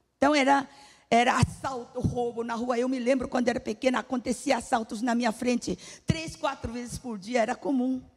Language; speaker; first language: Portuguese; non-native, fluent; Korean